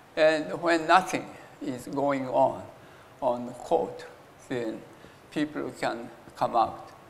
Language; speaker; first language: English; non-native, fluent; Japanese